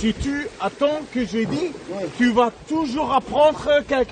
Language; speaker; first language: French; non-native, fluent; German